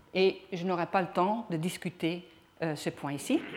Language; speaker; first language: French; non-native, fluent; Dutch